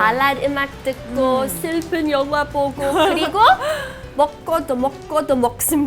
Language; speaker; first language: Korean; non-native, fluent; English